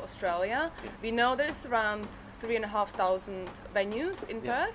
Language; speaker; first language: English; non-native, fluent; Czech